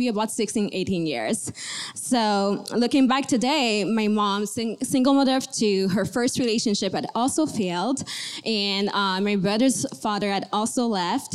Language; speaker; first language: English; native; English